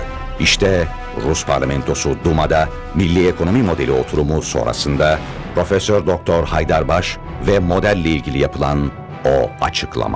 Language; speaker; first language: Turkish; native; Turkish